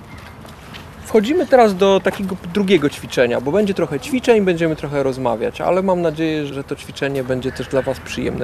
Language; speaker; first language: Polish; native; Polish